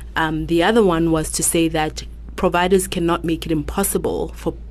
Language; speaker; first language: English; non-native, local second language; Southern Sotho